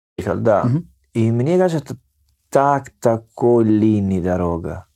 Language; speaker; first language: Russian; non-native, learner; Italian